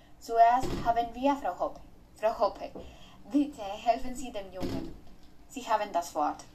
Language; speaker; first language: German; non-native, learner; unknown